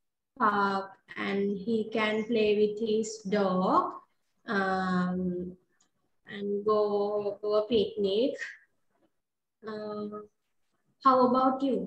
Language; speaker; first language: English; non-native, learner; Sinhala